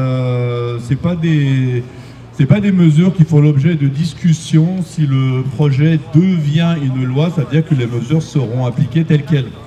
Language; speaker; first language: French; native; French